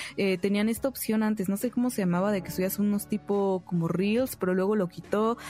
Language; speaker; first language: Spanish; native; Spanish